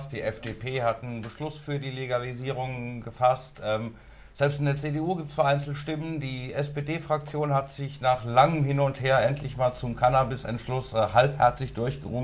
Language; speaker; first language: German; native; German